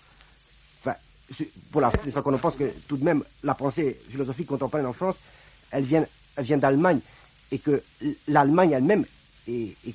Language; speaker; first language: French; non-native, fluent; Romanian